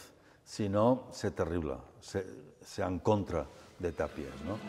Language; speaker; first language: French; non-native, fluent; Catalan